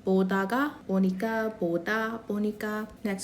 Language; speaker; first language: Korean; non-native, fluent; English